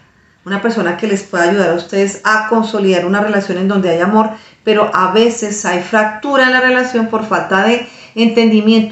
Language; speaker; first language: Spanish; native; Spanish